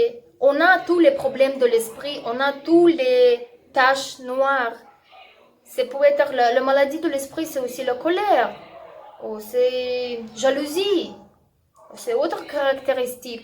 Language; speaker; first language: French; non-native, learner; Russian